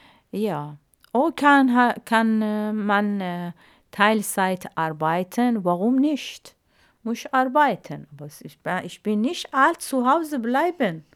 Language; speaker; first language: German; non-native, learner; Arabic